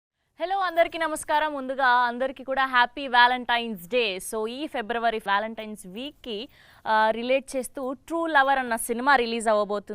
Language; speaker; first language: Telugu; native; Telugu